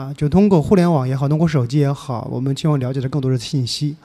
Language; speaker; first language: Chinese; native; Chinese